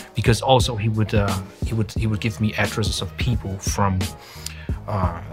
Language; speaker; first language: English; non-native, fluent; Danish